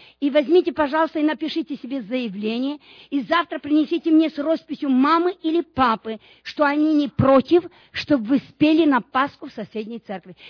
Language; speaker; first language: Russian; non-native, local second language; Romanian